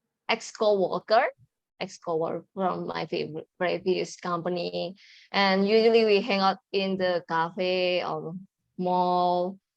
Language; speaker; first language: English; non-native, learner; Indonesian